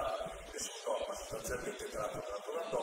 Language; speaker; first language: Italian; native; Italian